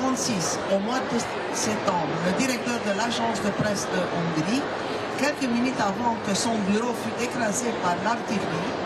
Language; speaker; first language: French; non-native, fluent; Romanian